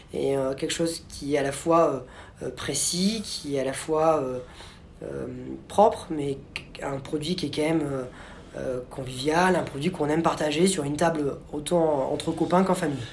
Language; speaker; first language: French; native; French